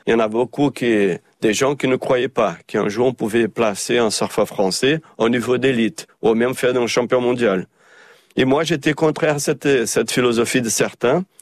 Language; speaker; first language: French; early bilingual, heritage; Portuguese